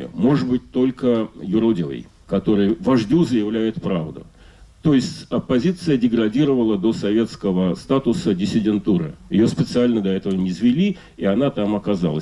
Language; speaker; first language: Russian; native; Russian